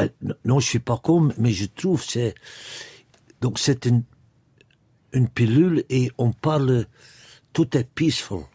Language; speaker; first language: French; non-native, local second language; Dutch